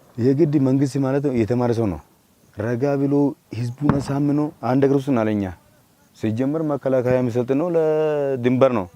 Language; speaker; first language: Amharic; non-native, local second language; Oromo